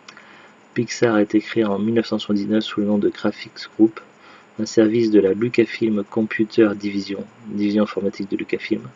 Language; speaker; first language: French; native; French